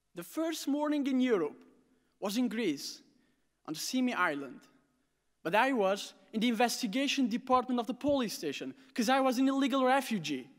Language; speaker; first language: English; non-native, fluent; Arabic